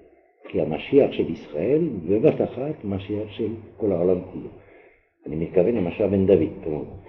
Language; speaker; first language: Hebrew; non-native, fluent; French